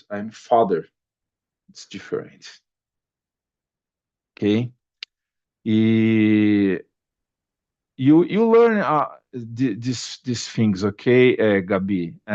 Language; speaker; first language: English; non-native, learner; Portuguese